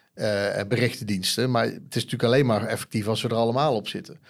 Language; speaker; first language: Dutch; native; Dutch